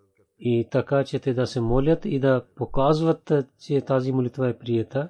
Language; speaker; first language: Bulgarian; non-native, learner; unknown